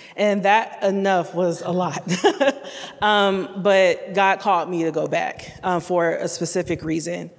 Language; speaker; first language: English; native; English